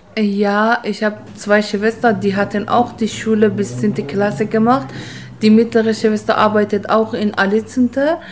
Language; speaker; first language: German; non-native, fluent; Persian